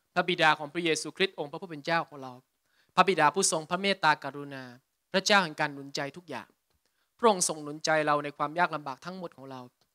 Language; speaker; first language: Thai; native; Thai